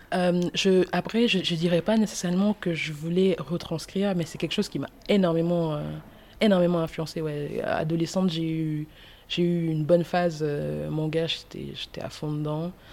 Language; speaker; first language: French; early bilingual, other home language; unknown